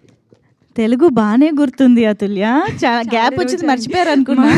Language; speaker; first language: Telugu; native; Telugu